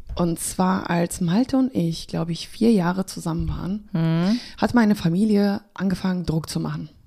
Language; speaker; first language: German; early bilingual, other home language; Polish